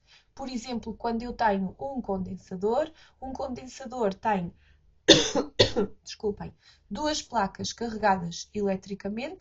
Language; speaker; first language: Portuguese; native; Portuguese